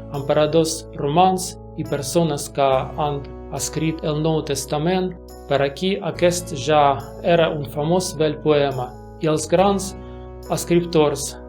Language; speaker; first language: Catalan; non-native, learner; Russian